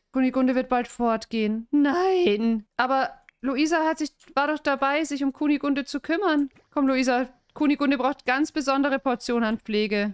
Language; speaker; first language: German; native; German